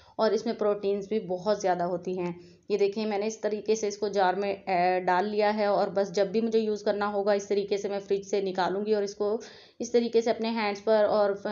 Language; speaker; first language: Urdu; native; Urdu